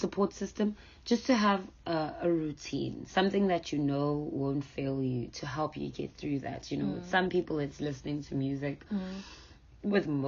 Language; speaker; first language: English; non-native, local second language; Zulu